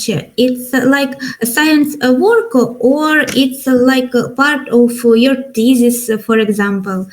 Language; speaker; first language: English; non-native, learner; Ukrainian